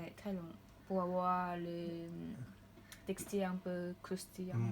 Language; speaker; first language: French; non-native, learner; Khmer